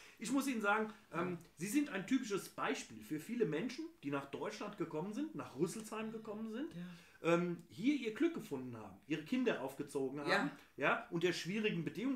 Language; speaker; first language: German; native; German